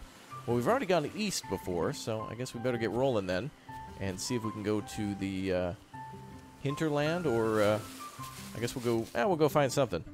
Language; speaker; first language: English; native; English